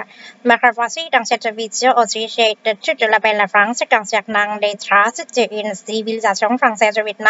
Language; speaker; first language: French; non-native, fluent; Vietnamese